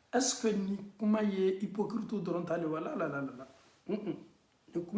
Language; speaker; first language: French; non-native, local second language; Bambara